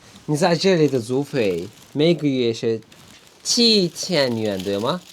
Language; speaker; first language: Chinese; non-native, learner; Turkish